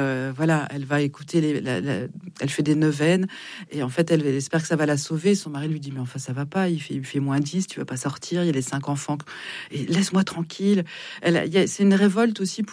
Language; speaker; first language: French; native; French